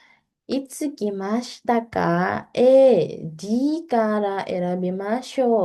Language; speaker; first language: Japanese; non-native, fluent; Indonesian